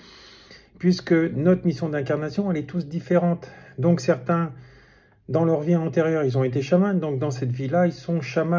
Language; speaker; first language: French; native; French